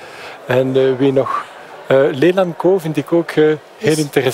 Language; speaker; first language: Dutch; non-native, fluent; French